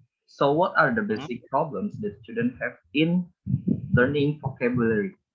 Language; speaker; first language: English; non-native, learner; Indonesian